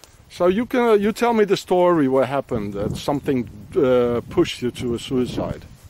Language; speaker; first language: English; non-native, fluent; French